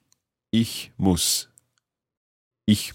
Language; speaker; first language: German; non-native, learner; English